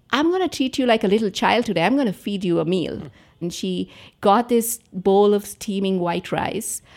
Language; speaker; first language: English; non-native, local second language; Telugu